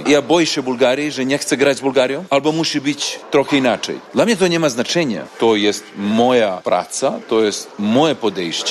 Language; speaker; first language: Polish; non-native, learner; Serbian